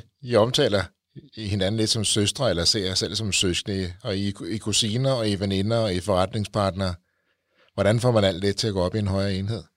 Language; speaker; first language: Danish; native; Danish